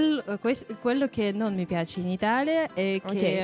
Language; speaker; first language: Italian; non-native, fluent; Russian